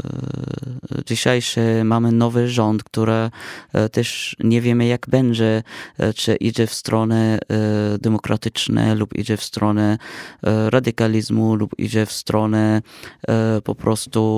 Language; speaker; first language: Polish; non-native, fluent; Arabic